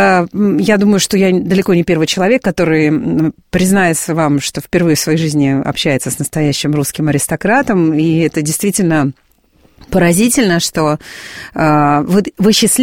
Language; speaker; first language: Russian; native; Russian